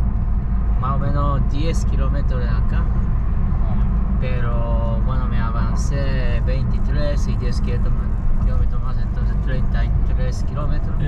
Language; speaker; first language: Spanish; non-native, fluent; Japanese